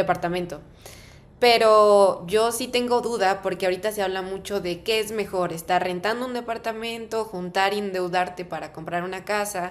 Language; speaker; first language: Spanish; native; Spanish